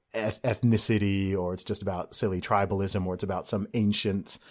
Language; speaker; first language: English; native; English